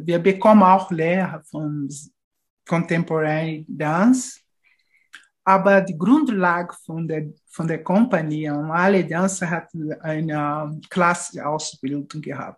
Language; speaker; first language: German; non-native, fluent; Portuguese